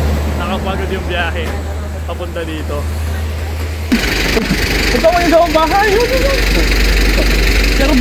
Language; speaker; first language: Filipino; native; Filipino